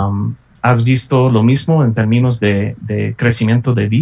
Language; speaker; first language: Spanish; non-native, fluent; English